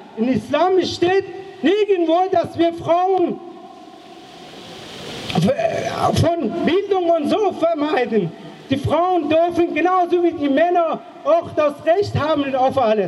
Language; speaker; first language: German; non-native, fluent; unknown